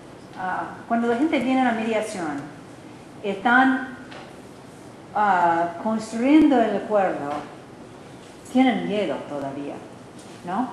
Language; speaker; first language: Spanish; non-native, learner; English